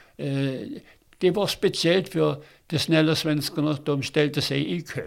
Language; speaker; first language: Swedish; non-native, fluent; German